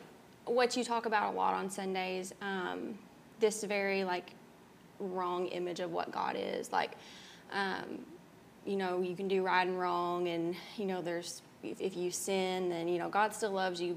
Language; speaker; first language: English; native; English